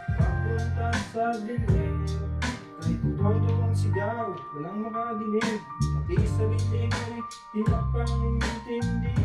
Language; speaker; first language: Filipino; non-native, local second language; Hiligaynon